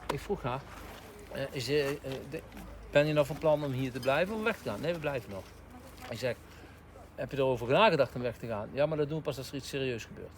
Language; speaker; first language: Dutch; native; Dutch